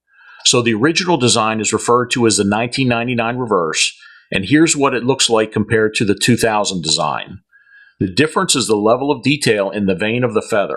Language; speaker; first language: English; native; English